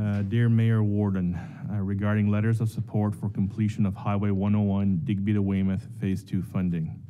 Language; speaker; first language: English; non-native, local second language; French